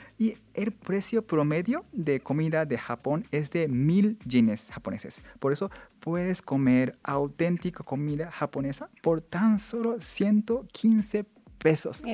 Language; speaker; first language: Spanish; non-native, fluent; Japanese